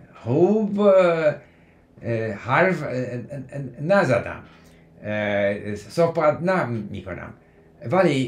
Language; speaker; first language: Persian; non-native, learner; English